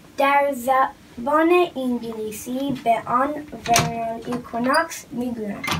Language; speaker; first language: Persian; early bilingual, heritage; Persian